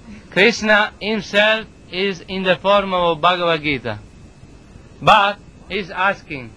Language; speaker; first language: English; non-native, fluent; Italian